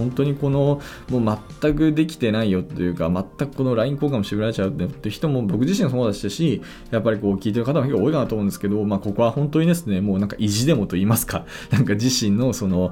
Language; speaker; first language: Japanese; native; Japanese